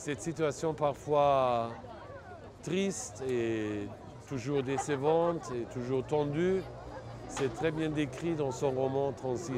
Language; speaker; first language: French; non-native, fluent; German